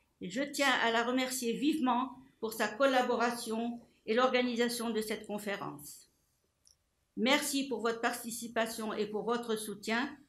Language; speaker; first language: French; non-native, local second language; Arabic